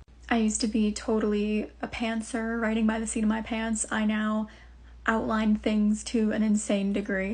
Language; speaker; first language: English; native; English